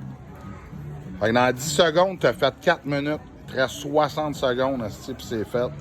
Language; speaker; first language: French; native; French